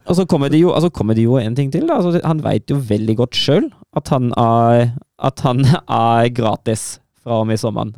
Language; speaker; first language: Norwegian; non-native, fluent; German